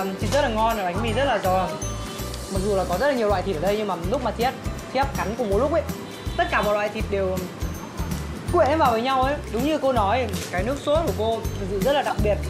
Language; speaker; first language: Vietnamese; native; Vietnamese